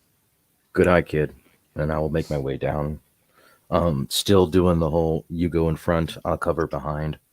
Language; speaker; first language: English; native; English